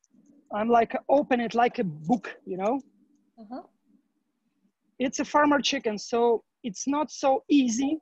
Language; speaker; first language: English; non-native, learner; Ukrainian